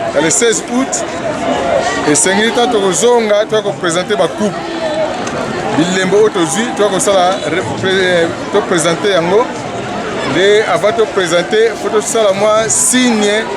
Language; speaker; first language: Lingala; native; Lingala